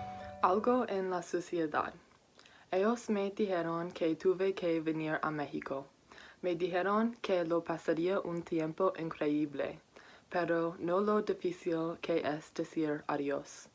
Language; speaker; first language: Spanish; non-native, learner; English